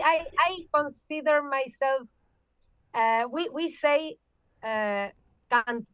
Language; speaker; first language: English; non-native, learner; Spanish